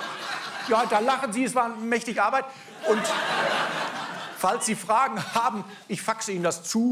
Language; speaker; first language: German; native; German